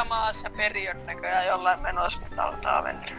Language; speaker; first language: Finnish; native; Finnish